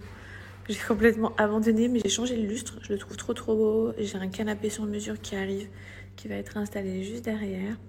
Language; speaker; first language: French; native; French